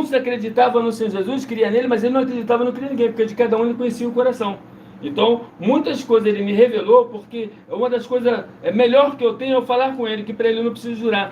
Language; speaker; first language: Portuguese; native; Portuguese